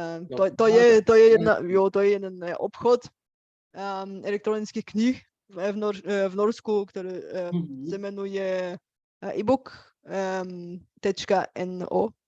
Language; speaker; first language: Czech; non-native, fluent; Bulgarian